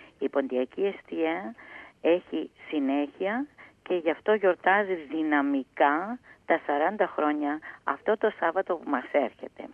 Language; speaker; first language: Greek; early bilingual, heritage; Greek